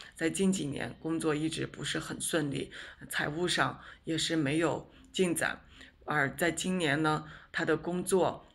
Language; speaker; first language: Chinese; native; Chinese